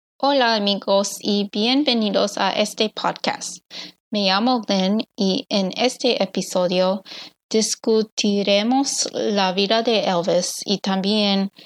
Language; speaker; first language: Spanish; non-native, learner; English